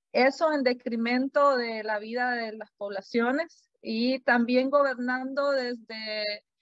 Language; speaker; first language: Spanish; native; Spanish